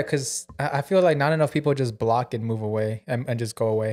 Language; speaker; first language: English; early bilingual, other home language; Spanish